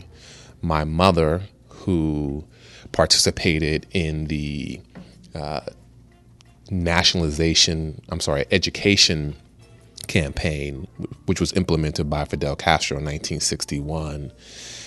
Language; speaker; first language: English; early bilingual, other home language; Spanish